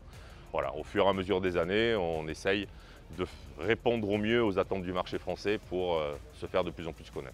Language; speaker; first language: French; native; French